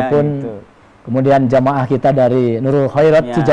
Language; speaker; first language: Indonesian; native; Indonesian